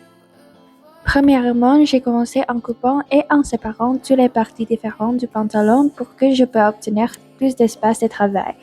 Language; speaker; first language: French; non-native, learner; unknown